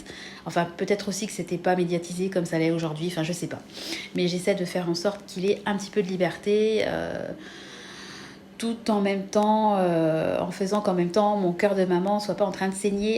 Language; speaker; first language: French; native; French